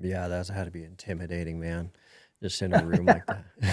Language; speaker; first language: English; native; English